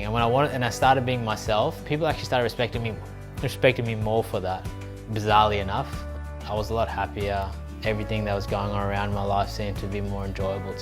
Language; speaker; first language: English; early bilingual, other home language; Urdu